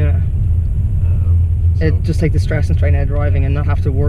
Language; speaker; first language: English; native; English